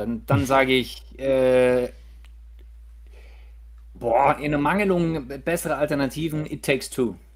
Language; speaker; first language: German; native; German